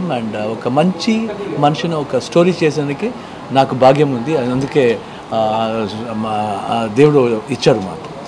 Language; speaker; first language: Telugu; non-native, learner; Kannada